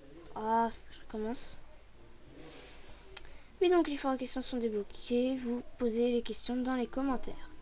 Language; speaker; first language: French; native; French